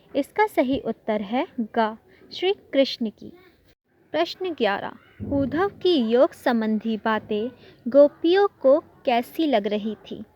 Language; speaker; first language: Hindi; native; Hindi